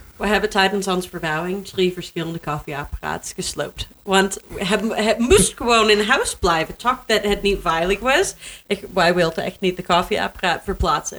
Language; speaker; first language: Dutch; non-native, learner; English